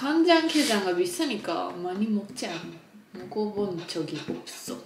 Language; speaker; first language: Korean; non-native, learner; Japanese